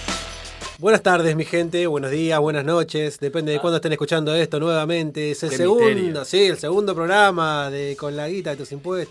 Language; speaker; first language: Spanish; native; Spanish